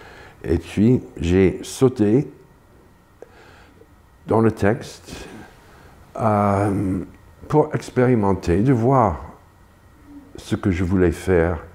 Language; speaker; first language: French; non-native, fluent; English